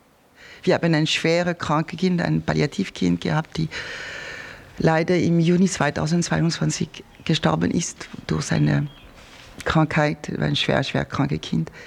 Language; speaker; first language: German; non-native, fluent; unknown